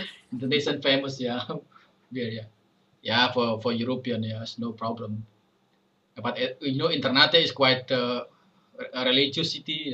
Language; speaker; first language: English; non-native, fluent; Indonesian